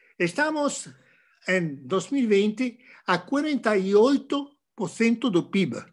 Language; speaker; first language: Portuguese; non-native, fluent; French